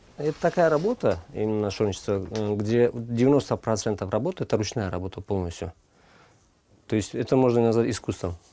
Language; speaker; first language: Russian; non-native, local second language; Karachay-Balkar